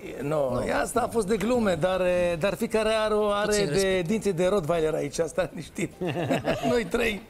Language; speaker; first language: Romanian; non-native, fluent; Hebrew